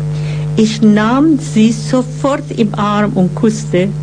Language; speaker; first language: German; non-native, fluent; Persian